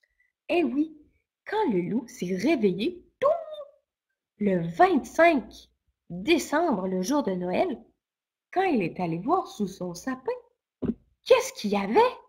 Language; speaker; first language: French; native; French